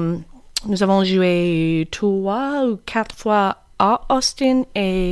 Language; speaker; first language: French; non-native, learner; English